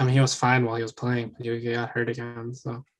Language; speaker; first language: English; native; English